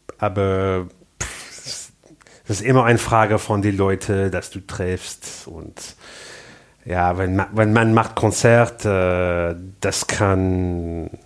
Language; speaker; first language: German; non-native, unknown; English